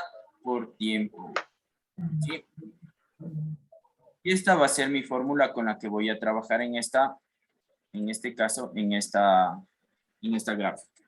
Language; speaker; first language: Spanish; native; Spanish